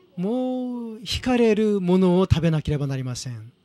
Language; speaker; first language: Japanese; non-native, fluent; Korean